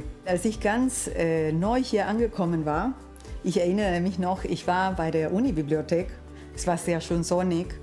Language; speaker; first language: German; non-native, fluent; Spanish